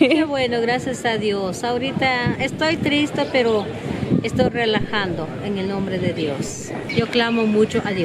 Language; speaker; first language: Spanish; non-native, local second language; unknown